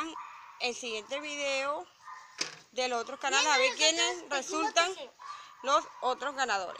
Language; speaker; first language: Spanish; native; Spanish